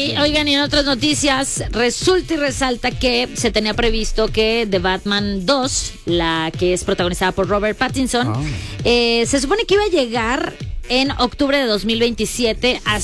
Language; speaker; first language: Spanish; native; Spanish